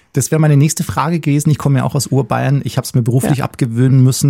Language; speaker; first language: German; native; German